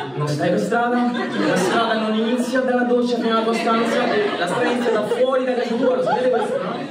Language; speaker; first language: Italian; early bilingual, heritage; Italian